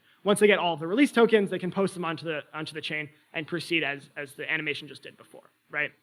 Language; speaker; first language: English; native; English